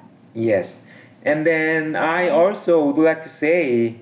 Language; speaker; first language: English; non-native, learner; Korean